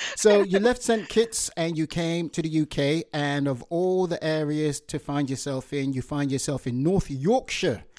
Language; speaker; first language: English; non-native, local second language; Yoruba